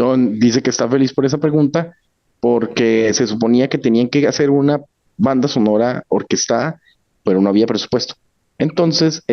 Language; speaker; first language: Spanish; native; Spanish